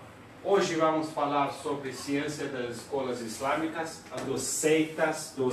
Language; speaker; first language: Portuguese; non-native, learner; Persian